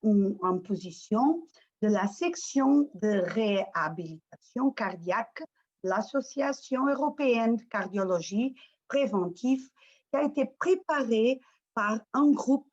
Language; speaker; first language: French; non-native, fluent; Portuguese